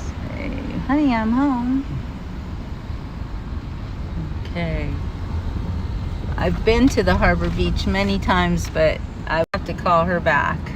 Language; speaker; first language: English; native; English